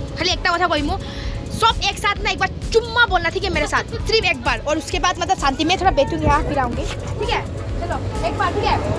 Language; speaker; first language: Hindi; non-native, local second language; Bangla